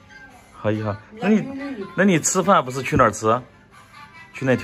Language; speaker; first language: Chinese; native; Chinese